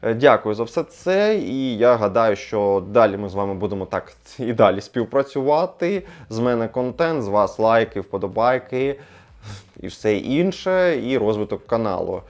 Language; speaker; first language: Ukrainian; non-native, local second language; Russian